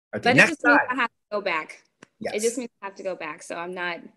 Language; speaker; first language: English; native; English